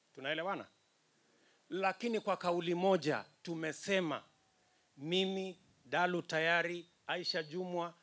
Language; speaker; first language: Swahili; native; Swahili